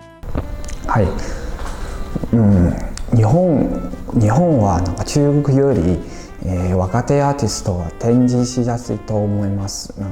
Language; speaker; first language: Japanese; non-native, fluent; Chinese